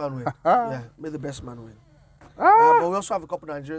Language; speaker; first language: English; non-native, local second language; Yoruba